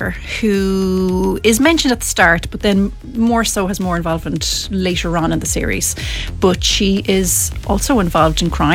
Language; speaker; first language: English; native; English